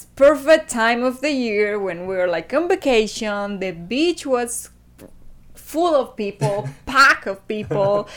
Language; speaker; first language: English; non-native, fluent; Spanish